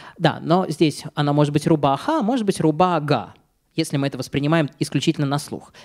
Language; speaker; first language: Russian; native; Russian